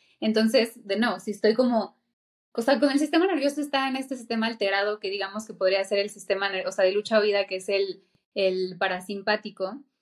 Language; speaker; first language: Spanish; native; Spanish